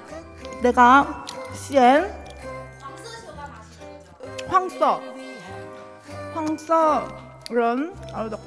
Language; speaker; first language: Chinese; non-native, fluent; Korean